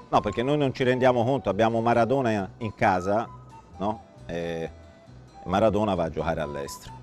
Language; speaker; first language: Italian; native; Italian